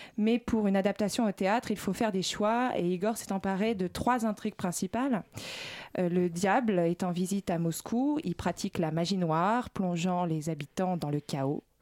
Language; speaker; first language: French; native; French